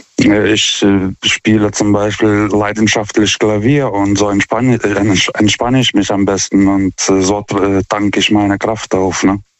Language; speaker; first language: German; non-native, fluent; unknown